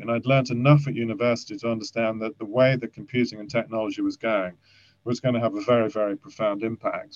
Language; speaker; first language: English; native; English